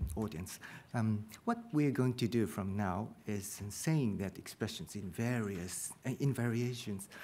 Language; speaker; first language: English; non-native, fluent; Japanese